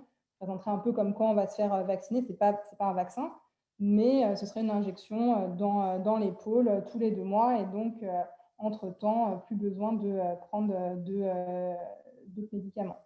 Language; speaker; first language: French; native; French